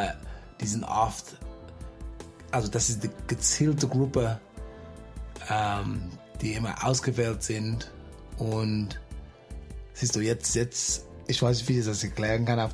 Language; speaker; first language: German; non-native, fluent; English